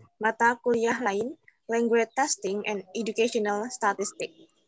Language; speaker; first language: English; non-native, fluent; Indonesian